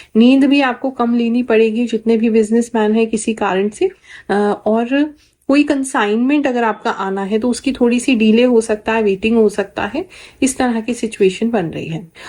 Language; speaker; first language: Hindi; native; Hindi